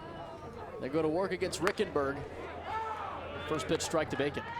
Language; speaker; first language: English; native; English